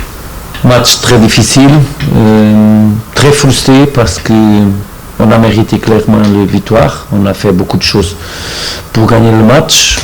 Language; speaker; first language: French; non-native, fluent; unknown